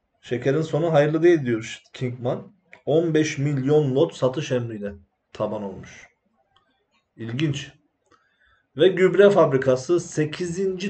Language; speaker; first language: Turkish; native; Turkish